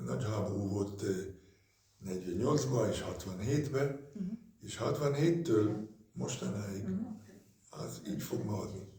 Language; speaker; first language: Hungarian; early bilingual, heritage; Hungarian